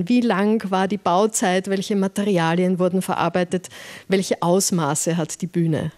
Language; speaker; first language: German; native; German